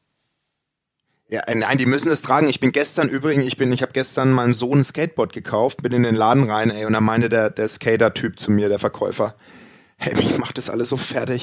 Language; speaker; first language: German; native; German